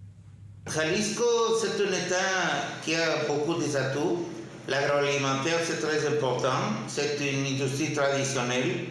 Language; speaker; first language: French; non-native, fluent; Spanish